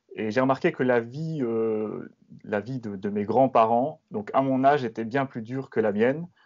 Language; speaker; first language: French; native; French